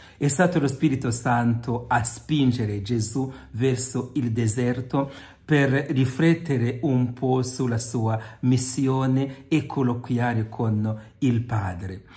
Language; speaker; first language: Italian; non-native, fluent; Kinyarwanda